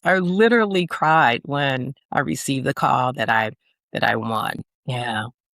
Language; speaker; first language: English; native; English